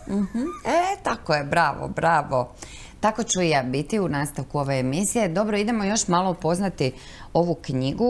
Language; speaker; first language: Croatian; native; Croatian